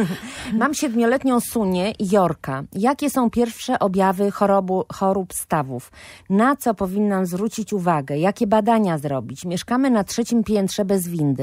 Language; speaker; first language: Polish; native; Polish